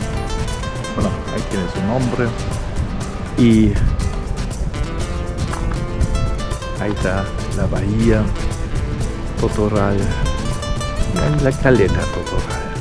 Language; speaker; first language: Spanish; non-native, fluent; German